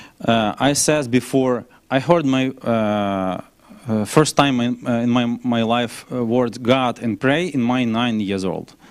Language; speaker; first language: English; non-native, learner; Ukrainian